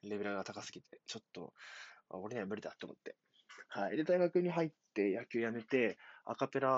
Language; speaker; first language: Japanese; native; Japanese